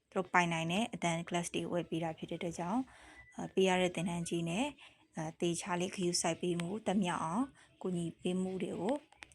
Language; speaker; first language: Burmese; native; Burmese